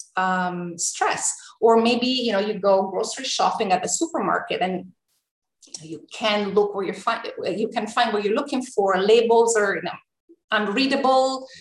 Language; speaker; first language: English; non-native, fluent; Italian